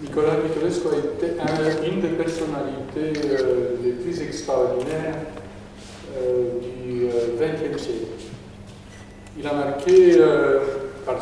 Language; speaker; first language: French; non-native, fluent; Romanian